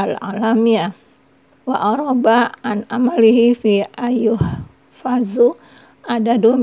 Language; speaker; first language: Arabic; non-native, fluent; Indonesian